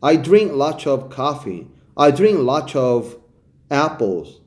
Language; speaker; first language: English; non-native, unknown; Korean